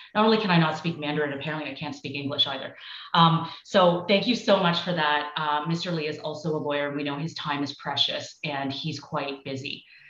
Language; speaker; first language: English; early bilingual, other home language; Chinese